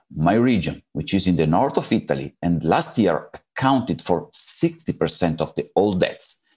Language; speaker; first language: English; non-native, fluent; Italian